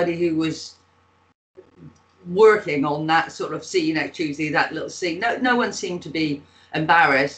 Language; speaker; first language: English; native; English